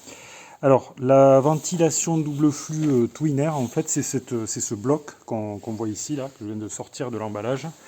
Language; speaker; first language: French; native; French